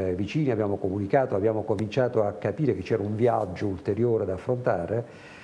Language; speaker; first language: Italian; native; Italian